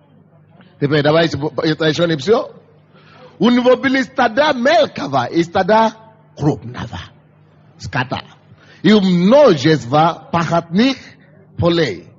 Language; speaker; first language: Russian; non-native, fluent; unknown